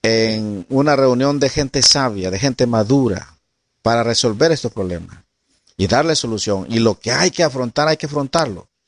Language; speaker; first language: Spanish; native; Spanish